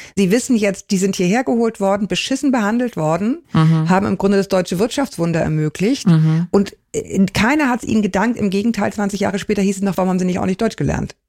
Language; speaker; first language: German; native; German